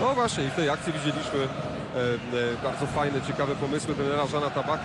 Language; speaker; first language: Polish; native; Polish